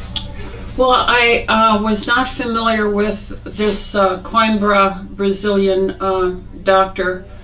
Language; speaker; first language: English; native; English